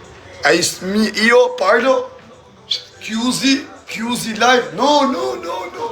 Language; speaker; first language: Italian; non-native, learner; Albanian